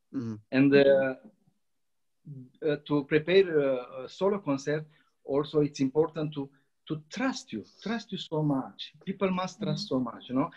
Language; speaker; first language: English; non-native, learner; Romanian